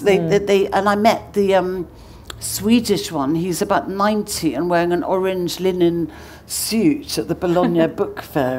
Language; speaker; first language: English; native; English